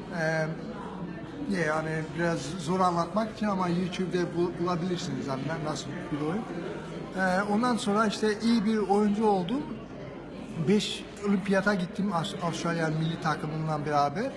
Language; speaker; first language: Turkish; early bilingual, heritage; Turkish